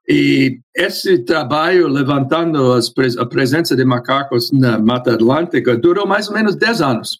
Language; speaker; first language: Portuguese; non-native, fluent; English